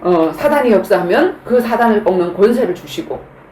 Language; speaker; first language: Korean; native; Korean